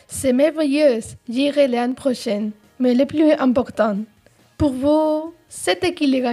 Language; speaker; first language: French; non-native, learner; Spanish